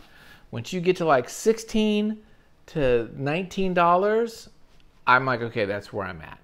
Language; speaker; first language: English; native; English